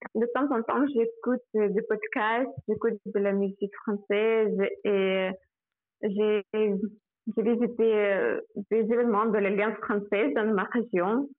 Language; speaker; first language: French; non-native, fluent; Russian